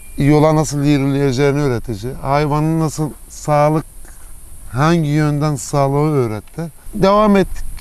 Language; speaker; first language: Turkish; early bilingual, heritage; Turkish